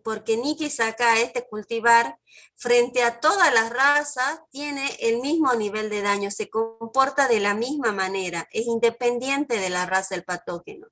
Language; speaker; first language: Spanish; native; Spanish